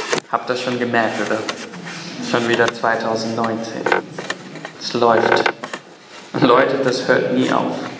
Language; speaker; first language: German; non-native, fluent; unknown